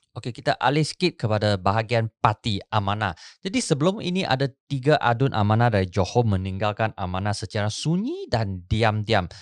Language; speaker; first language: Malay; non-native, local second language; Chinese